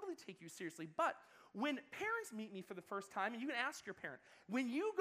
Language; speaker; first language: English; native; English